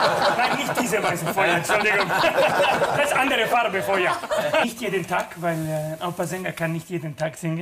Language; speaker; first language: German; non-native, fluent; Spanish